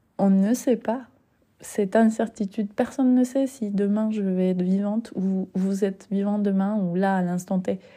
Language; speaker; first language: French; non-native, fluent; Spanish